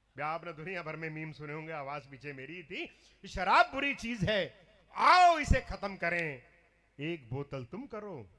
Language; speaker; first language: Hindi; non-native, local second language; Punjabi